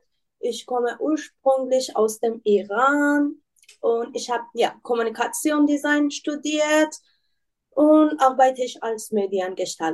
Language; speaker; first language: German; non-native, learner; Persian